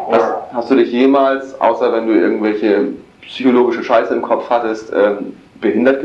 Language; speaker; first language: German; native; German